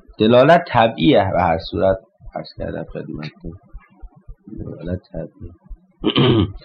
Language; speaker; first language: Persian; native; Persian